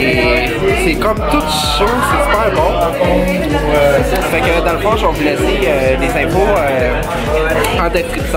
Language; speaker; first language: French; native; French